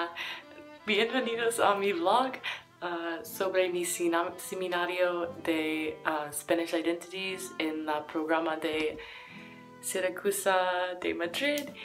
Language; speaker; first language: Spanish; non-native, learner; English